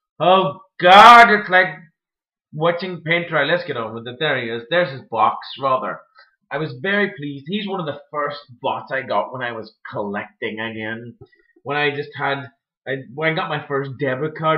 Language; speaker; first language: English; native; English